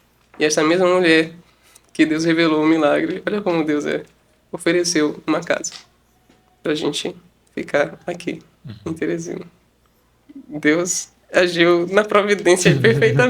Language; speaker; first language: Portuguese; native; Portuguese